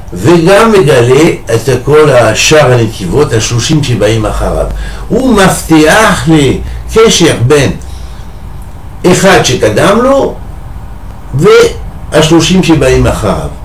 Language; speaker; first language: Hebrew; non-native, fluent; French